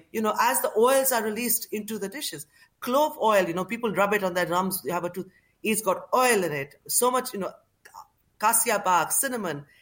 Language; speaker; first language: English; non-native, local second language; Urdu